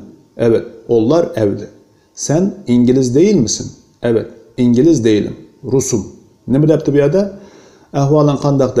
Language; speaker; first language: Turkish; non-native, fluent; Uyghur